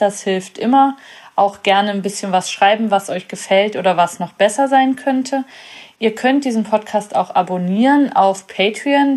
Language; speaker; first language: German; native; German